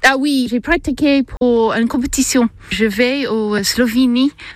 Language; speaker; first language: French; non-native, learner; English